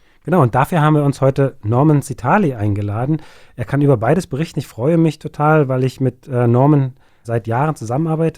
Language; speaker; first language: German; native; German